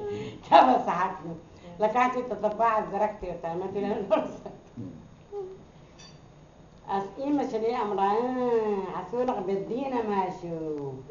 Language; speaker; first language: Hebrew; non-native, learner; Arabic